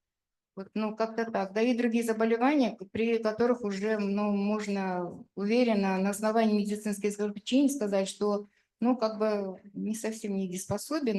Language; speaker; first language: Russian; native; Russian